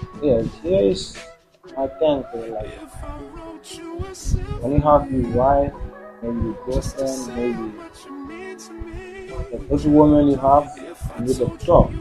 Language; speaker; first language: English; non-native, learner; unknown